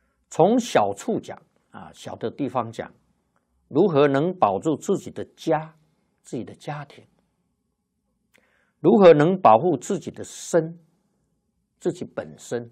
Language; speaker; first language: Chinese; native; Chinese